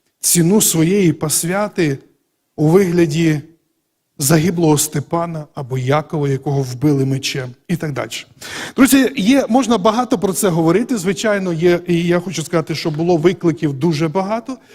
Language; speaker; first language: Ukrainian; native; Ukrainian